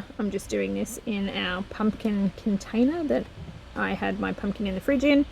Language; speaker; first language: English; native; English